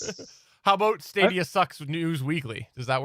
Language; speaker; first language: English; native; English